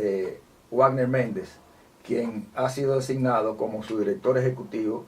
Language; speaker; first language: Spanish; native; Spanish